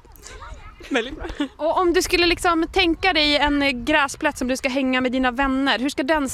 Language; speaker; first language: Swedish; native; Swedish